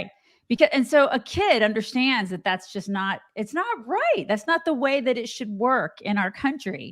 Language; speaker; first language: English; native; English